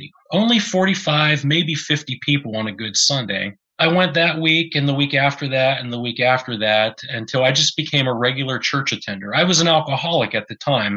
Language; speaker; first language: English; native; English